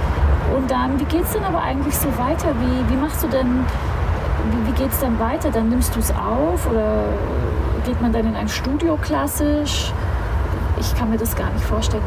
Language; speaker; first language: German; native; German